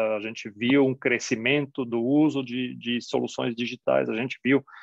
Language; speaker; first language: Portuguese; non-native, fluent; German